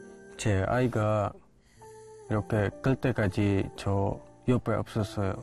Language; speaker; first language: Korean; non-native, learner; Indonesian